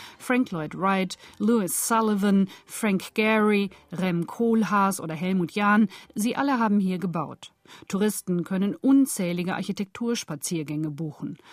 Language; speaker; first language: German; native; German